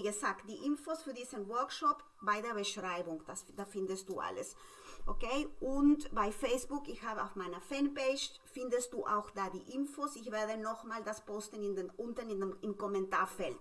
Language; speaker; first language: German; non-native, fluent; Spanish